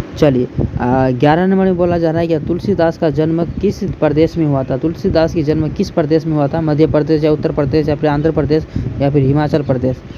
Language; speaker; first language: Hindi; native; Hindi